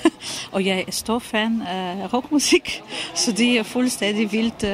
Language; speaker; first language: Danish; non-native, fluent; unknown